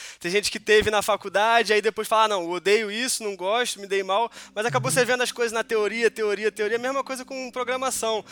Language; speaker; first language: Portuguese; native; Portuguese